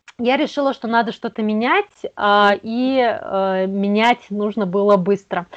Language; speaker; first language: Russian; native; Russian